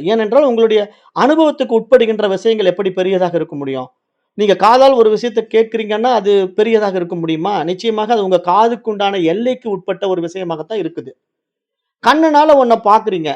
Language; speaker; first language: Tamil; native; Tamil